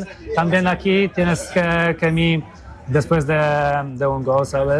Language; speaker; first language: Spanish; non-native, fluent; Polish